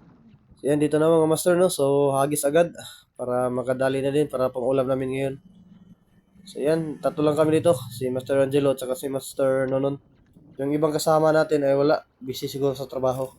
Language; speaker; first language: Filipino; non-native, local second language; Cebuano